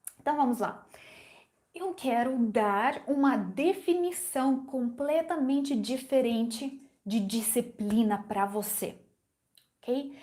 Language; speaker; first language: Portuguese; non-native, fluent; Ukrainian